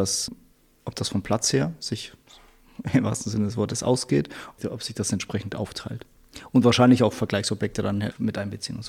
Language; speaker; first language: German; native; German